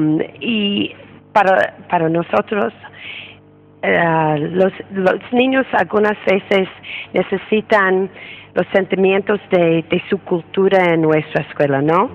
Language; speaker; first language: Spanish; non-native, fluent; English